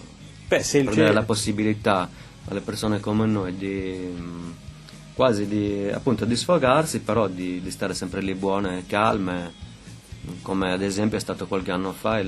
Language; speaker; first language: Italian; native; Italian